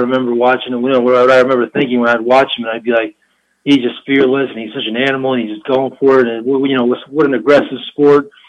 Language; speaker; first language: English; early bilingual, other home language; Albanian